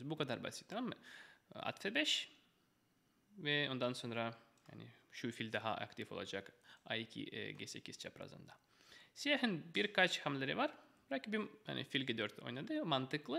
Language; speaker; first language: Turkish; non-native, fluent; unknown